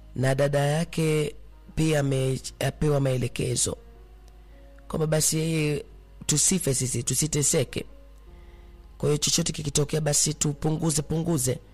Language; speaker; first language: Swahili; native; Swahili